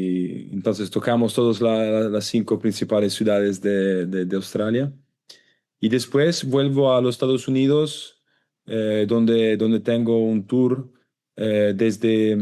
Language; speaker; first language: Spanish; non-native, learner; Italian